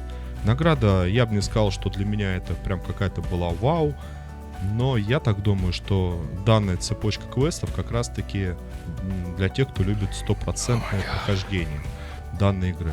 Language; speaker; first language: Russian; native; Russian